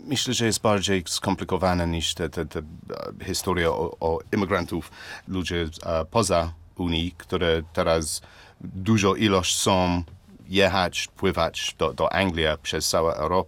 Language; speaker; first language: Polish; non-native, learner; English